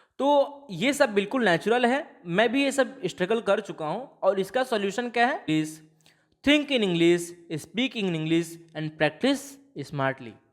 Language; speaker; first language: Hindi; non-native, local second language; Bhojpuri